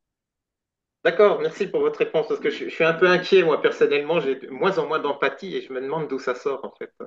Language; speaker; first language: French; native; French